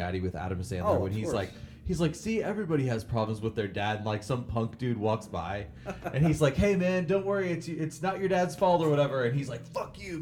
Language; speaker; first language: English; native; English